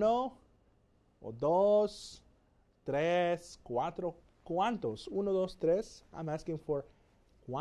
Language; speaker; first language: Spanish; non-native, fluent; English